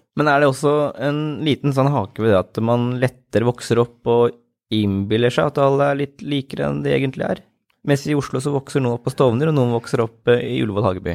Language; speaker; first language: Norwegian; native; Norwegian